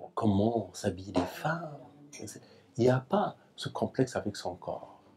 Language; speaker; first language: French; non-native, fluent; Persian